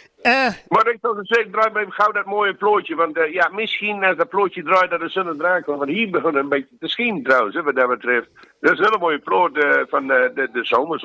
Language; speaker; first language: Dutch; native; Dutch